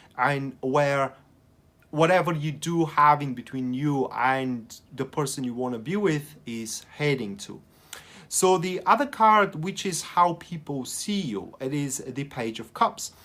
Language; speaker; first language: English; non-native, fluent; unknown